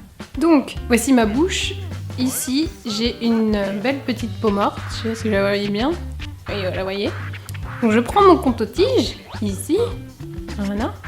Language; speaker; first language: French; native; French